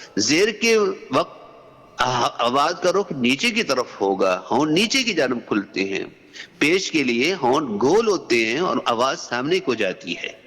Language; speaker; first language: Urdu; non-native, local second language; Punjabi